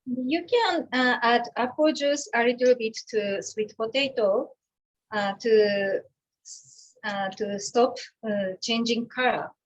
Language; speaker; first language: English; non-native, learner; Japanese